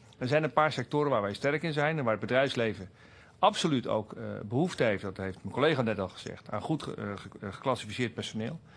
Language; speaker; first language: Dutch; native; Dutch